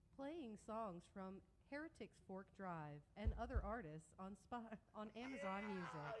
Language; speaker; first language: English; native; English